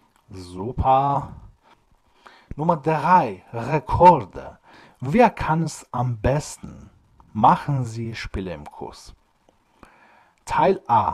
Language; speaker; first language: German; non-native, fluent; Persian